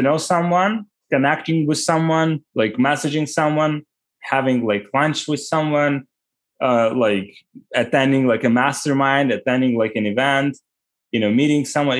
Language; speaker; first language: English; non-native, fluent; Ukrainian